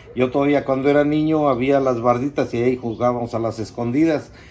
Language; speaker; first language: Spanish; native; Spanish